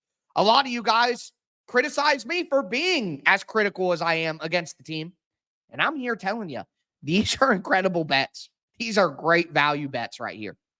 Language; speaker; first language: English; native; English